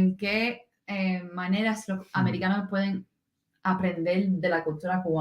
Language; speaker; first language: Spanish; non-native, learner; English